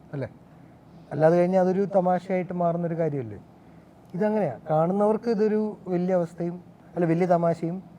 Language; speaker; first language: Malayalam; native; Malayalam